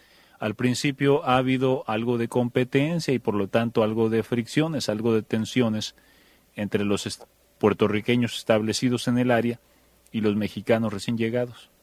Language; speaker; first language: Spanish; native; Spanish